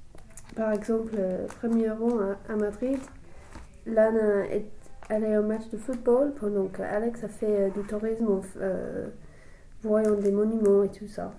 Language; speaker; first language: French; non-native, learner; English